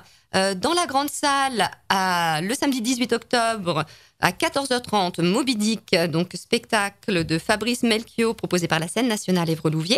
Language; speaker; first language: French; native; French